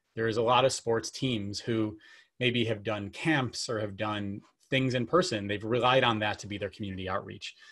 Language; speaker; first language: English; native; English